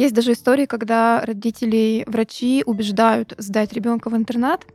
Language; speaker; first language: Russian; native; Russian